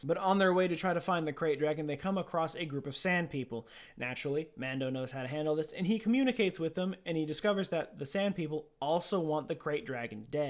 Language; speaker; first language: English; native; English